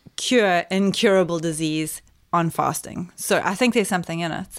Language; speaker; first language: English; native; English